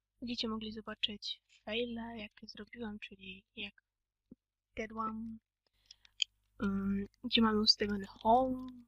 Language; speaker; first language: Polish; native; Polish